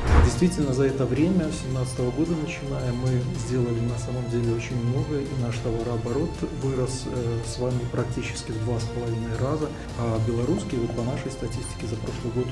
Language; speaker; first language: Russian; native; Russian